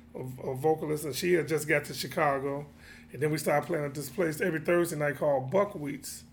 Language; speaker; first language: English; native; English